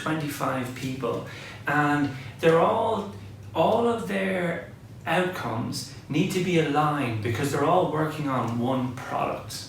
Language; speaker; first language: English; native; English